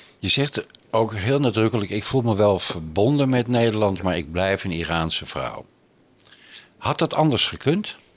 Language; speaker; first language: Dutch; native; Dutch